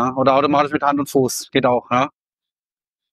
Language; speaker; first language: German; native; German